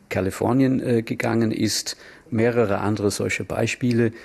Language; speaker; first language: German; non-native, fluent; English